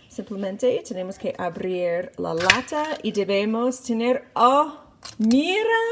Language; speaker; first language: Spanish; non-native, fluent; English